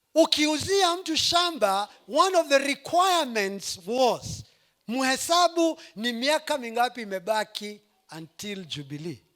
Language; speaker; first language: English; non-native, local second language; Swahili